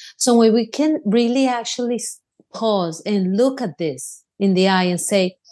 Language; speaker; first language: English; non-native, fluent; Spanish